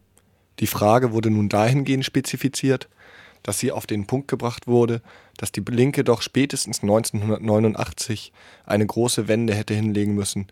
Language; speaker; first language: German; native; German